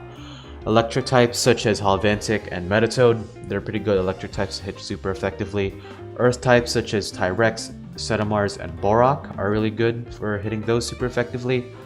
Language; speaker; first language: English; native; English